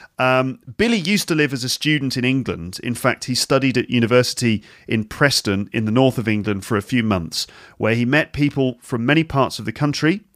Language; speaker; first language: English; native; English